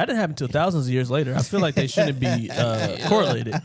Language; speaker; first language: English; native; English